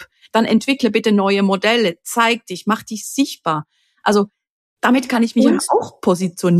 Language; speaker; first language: German; native; German